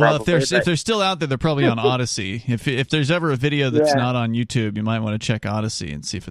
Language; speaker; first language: English; native; English